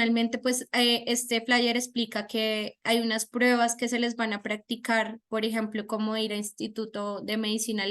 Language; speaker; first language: Spanish; native; Spanish